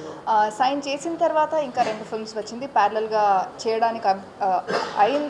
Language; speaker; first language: Telugu; non-native, learner; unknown